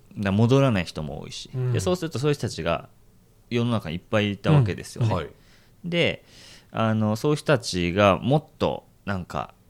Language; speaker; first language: Japanese; native; Japanese